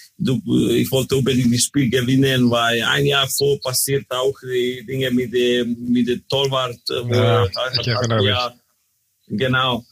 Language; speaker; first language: German; non-native, learner; Croatian